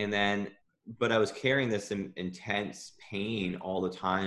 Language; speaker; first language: English; native; English